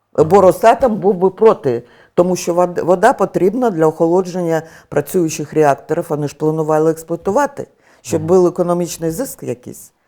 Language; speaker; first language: Ukrainian; native; Ukrainian